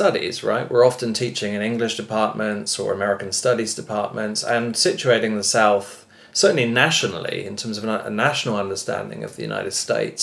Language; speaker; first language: English; native; English